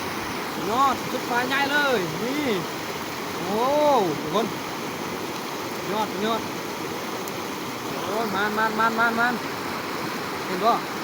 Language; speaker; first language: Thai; non-native, local second language; Northeastern Thai